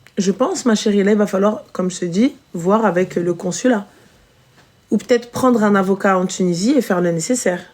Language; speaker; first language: French; early bilingual, other home language; Arabic